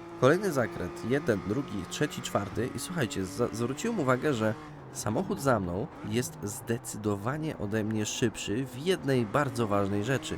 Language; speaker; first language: Polish; native; Polish